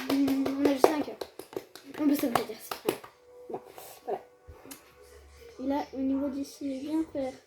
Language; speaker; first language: French; native; French